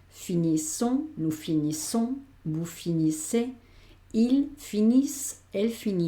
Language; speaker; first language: French; non-native, fluent; Spanish